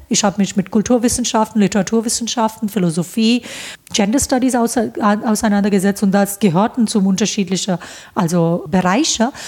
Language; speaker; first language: German; non-native, fluent; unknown